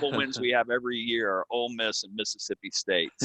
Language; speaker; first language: English; native; English